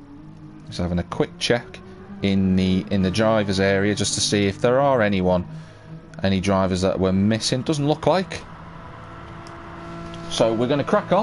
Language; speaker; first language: English; native; English